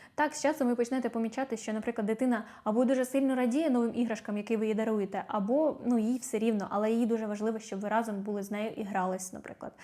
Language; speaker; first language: Ukrainian; native; Ukrainian